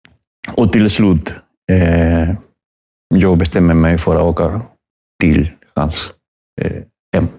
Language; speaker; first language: Swedish; non-native, fluent; Spanish